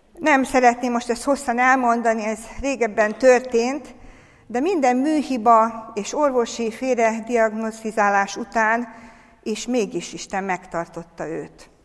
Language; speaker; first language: Hungarian; native; Hungarian